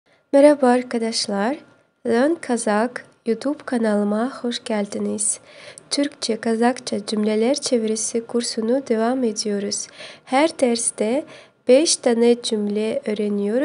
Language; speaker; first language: Turkish; non-native, fluent; Kazakh